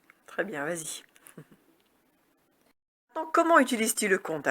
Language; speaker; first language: French; native; French